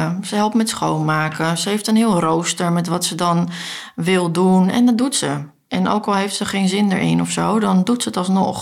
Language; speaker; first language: Dutch; native; Dutch